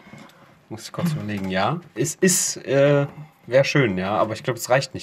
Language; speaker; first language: German; native; German